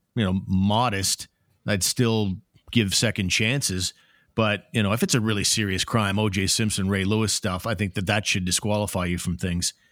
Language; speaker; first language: English; native; English